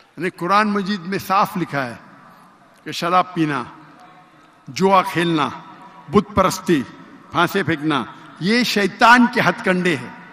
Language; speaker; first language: Urdu; non-native, local second language; Konkani